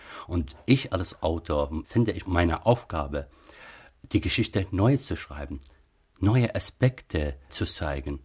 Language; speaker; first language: German; non-native, fluent; Arabic